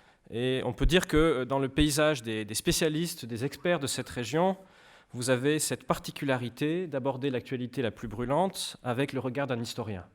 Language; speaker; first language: French; native; French